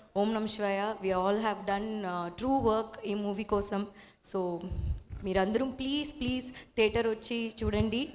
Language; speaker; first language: Telugu; non-native, learner; Tamil